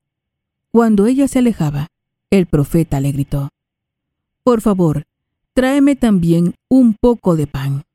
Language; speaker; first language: Spanish; native; Spanish